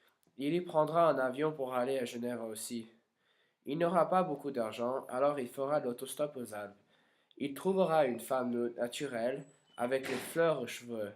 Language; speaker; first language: French; non-native, learner; English